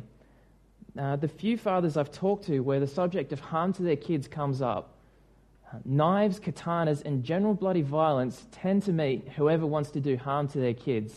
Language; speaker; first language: English; native; English